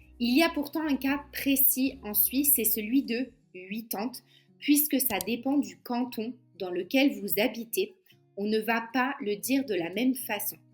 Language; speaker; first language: French; native; French